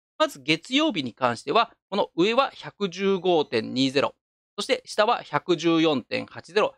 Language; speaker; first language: Japanese; native; Japanese